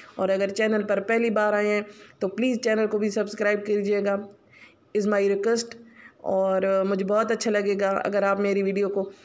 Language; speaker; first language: Urdu; non-native, local second language; Punjabi